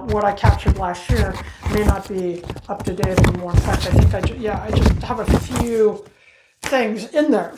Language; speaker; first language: English; native; English